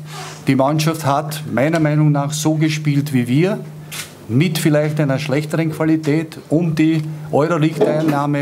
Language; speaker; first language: German; native; German